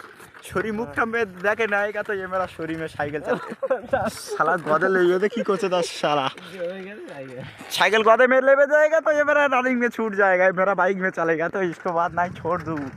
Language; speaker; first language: Hindi; non-native, local second language; Bangla